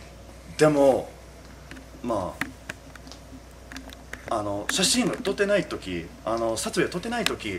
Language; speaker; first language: Japanese; non-native, fluent; English